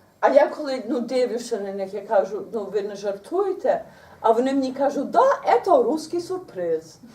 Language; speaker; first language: Ukrainian; early bilingual, heritage; Ukrainian